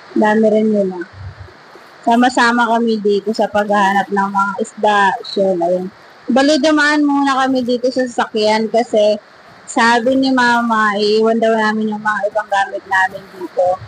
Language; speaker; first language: Filipino; non-native, local second language; Bikol